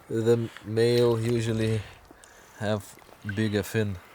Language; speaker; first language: English; non-native, learner; Lithuanian